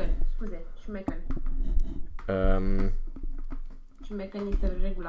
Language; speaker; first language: German; non-native, learner; Romanian